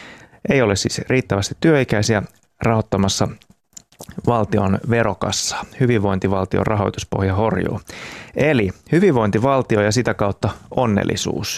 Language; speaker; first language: Finnish; native; Finnish